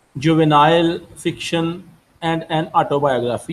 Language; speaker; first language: English; non-native, local second language; Urdu